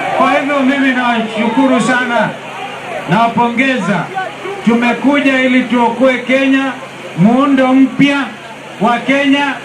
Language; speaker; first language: Swahili; non-native, local second language; Kamba